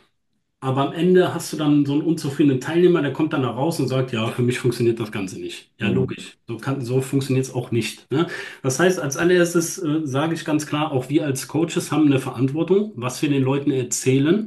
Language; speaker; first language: German; native; German